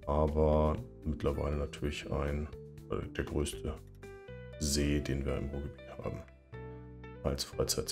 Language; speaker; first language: German; native; German